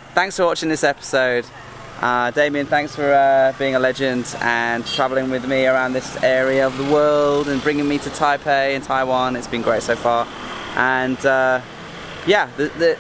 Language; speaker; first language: English; native; English